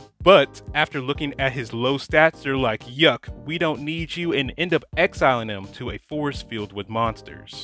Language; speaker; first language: English; native; English